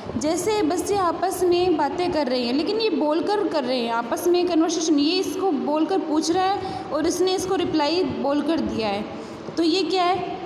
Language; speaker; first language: Hindi; native; Hindi